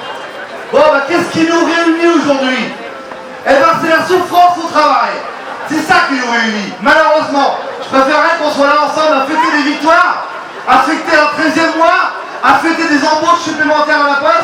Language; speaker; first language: French; native; French